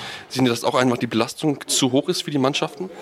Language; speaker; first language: German; native; German